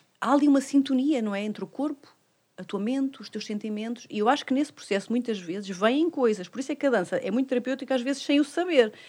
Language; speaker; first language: Portuguese; native; Portuguese